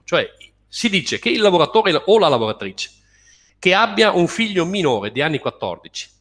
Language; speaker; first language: Italian; native; Italian